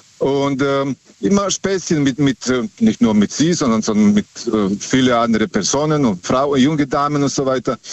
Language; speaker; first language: German; non-native, fluent; Serbian